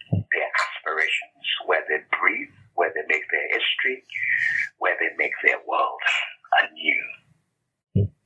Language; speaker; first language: English; non-native, local second language; Yoruba